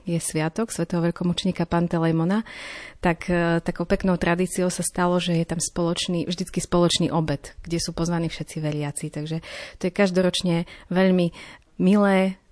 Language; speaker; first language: Slovak; native; Slovak